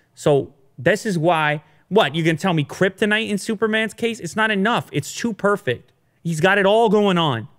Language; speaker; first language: English; early bilingual, other home language; Italian